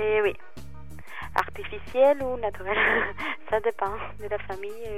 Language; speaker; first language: French; non-native, learner; Spanish